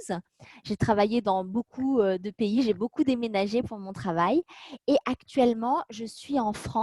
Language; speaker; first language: French; native; French